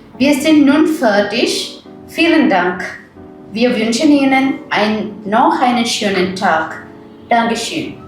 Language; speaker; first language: German; non-native, fluent; Malayalam